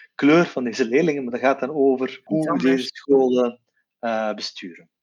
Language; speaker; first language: Dutch; non-native, local second language; Turkish